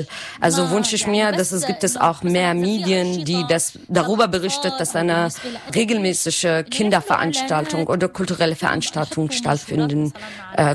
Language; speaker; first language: German; non-native, learner; Arabic